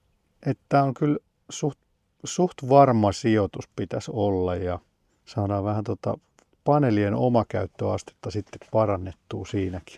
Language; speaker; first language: Finnish; native; Finnish